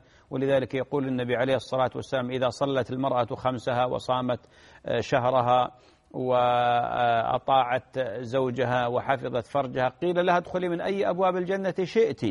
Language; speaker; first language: Arabic; native; Arabic